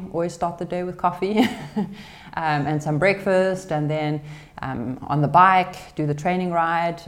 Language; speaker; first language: English; native; English